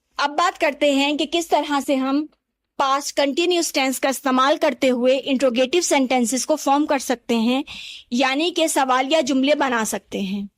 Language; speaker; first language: Urdu; native; Urdu